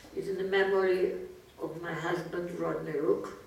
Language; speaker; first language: English; non-native, fluent; Greek